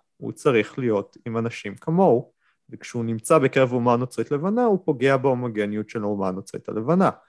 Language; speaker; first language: Hebrew; native; Hebrew